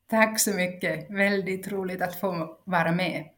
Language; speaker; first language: Swedish; non-native, local second language; Finnish